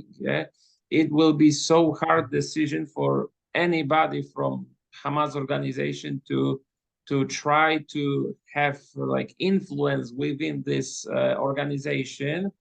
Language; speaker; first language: English; non-native, fluent; Polish